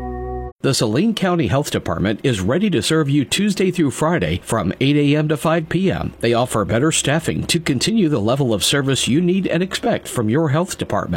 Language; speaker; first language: English; native; English